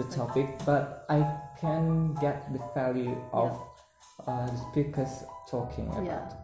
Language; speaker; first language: English; non-native, learner; Indonesian